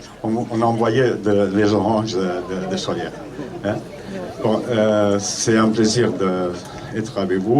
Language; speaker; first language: French; non-native, learner; Catalan